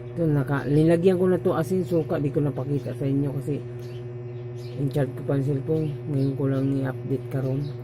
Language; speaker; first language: Filipino; non-native, local second language; Bikol